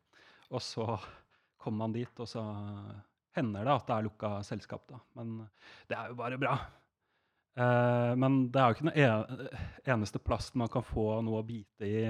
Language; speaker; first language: Norwegian; native; Norwegian